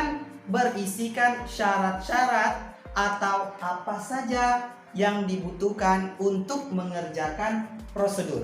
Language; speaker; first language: Indonesian; native; Indonesian